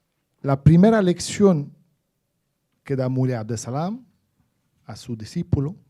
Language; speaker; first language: Spanish; non-native, fluent; Arabic